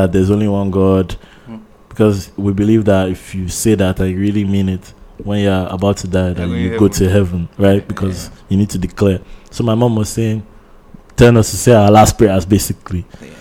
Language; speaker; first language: English; non-native, local second language; Yoruba